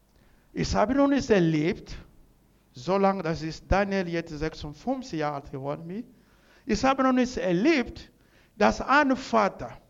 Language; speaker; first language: German; non-native, learner; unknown